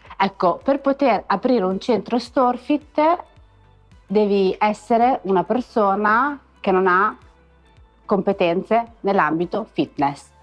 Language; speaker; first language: Italian; early bilingual, other home language; Arabic